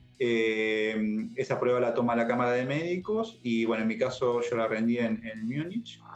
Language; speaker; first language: Spanish; native; Spanish